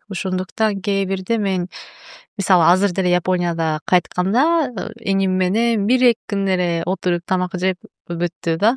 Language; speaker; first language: Kyrgyz; non-native, learner; Japanese